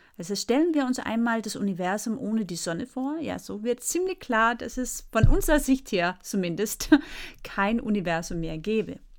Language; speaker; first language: German; non-native, fluent; Danish